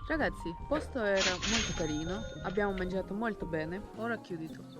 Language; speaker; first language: Italian; non-native, learner; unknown